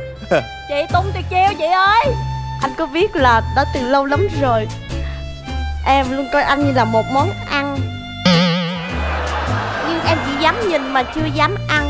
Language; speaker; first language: Vietnamese; native; Vietnamese